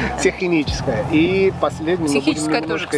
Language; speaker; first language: Russian; non-native, learner; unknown